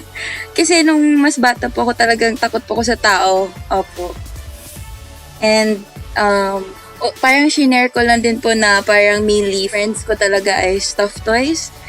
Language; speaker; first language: Filipino; non-native, local second language; Cebuano